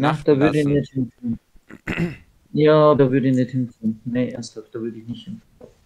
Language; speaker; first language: German; native; German